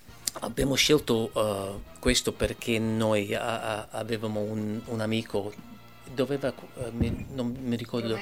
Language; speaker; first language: Italian; early bilingual, heritage; English